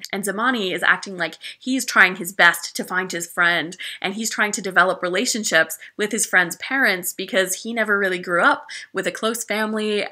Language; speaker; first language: English; native; English